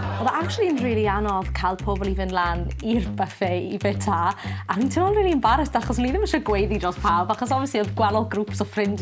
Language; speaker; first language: Welsh; native; Welsh